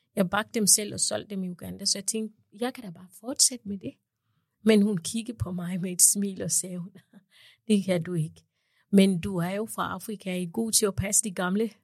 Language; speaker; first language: Danish; non-native, fluent; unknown